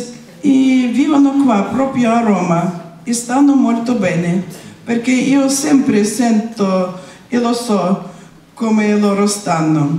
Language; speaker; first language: Italian; non-native, learner; Russian